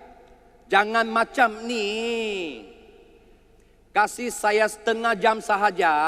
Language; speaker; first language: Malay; non-native, learner; Chinese